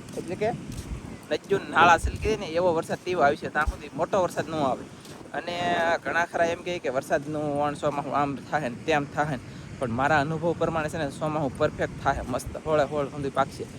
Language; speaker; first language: Gujarati; native; Gujarati